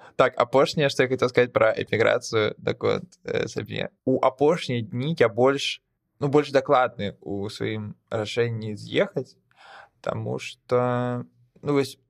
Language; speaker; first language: Belarusian; non-native, local second language; Russian